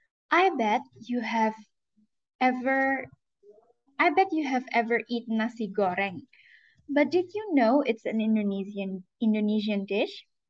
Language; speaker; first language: English; non-native, fluent; Indonesian